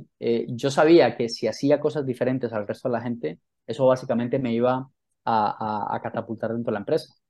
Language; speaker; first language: Spanish; native; Spanish